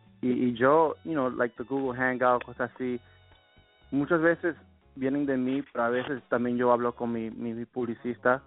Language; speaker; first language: Spanish; early bilingual, heritage; Spanish